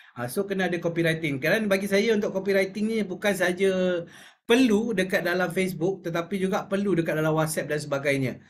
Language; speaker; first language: Malay; native; Malay